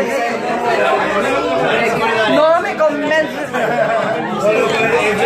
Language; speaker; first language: Spanish; native; Spanish